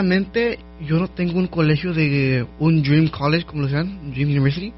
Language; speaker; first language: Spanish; early bilingual, heritage; Spanish